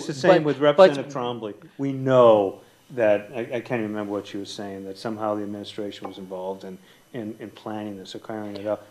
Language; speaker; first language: English; native; English